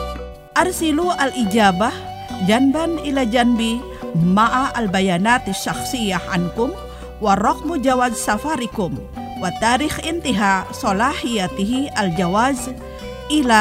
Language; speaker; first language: Arabic; non-native, fluent; Indonesian